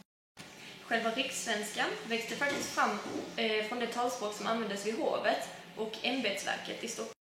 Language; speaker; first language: Swedish; native; Swedish